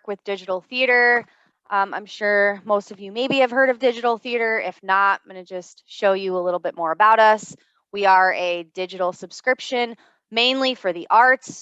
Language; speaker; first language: English; native; English